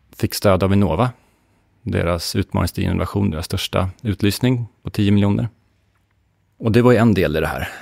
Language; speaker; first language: Swedish; native; Swedish